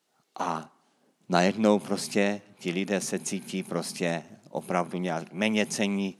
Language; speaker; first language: Czech; native; Czech